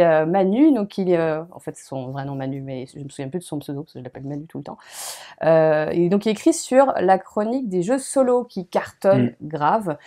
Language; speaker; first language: French; native; French